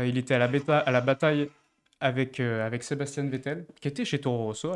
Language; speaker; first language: French; native; French